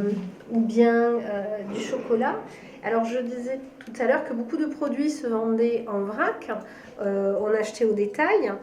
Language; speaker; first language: French; native; French